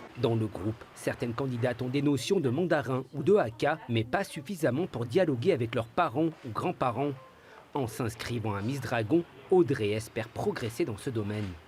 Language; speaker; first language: French; native; French